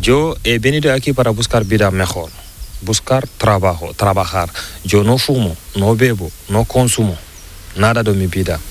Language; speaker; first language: Spanish; non-native, learner; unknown